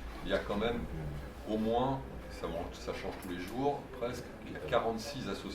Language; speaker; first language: French; native; French